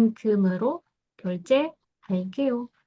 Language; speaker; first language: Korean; non-native, fluent; Indonesian